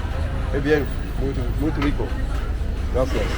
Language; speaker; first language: Spanish; non-native, learner; English